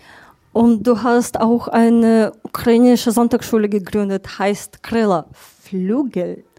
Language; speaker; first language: German; non-native, fluent; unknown